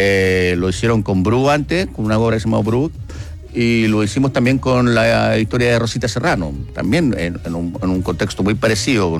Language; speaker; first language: Spanish; native; Spanish